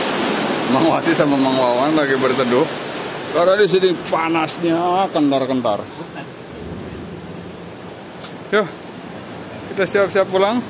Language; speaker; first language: Indonesian; native; Indonesian